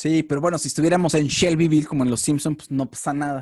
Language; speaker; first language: Spanish; native; Spanish